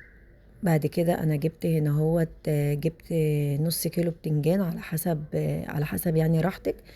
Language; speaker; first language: Arabic; native; Arabic